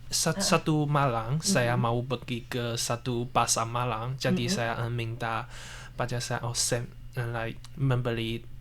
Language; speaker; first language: Indonesian; non-native, learner; Chinese